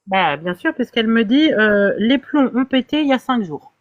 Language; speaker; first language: French; native; French